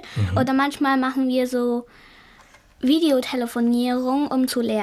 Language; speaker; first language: German; early bilingual, other home language; Chinese